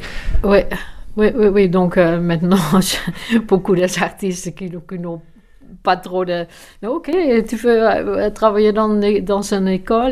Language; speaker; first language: French; non-native, fluent; Dutch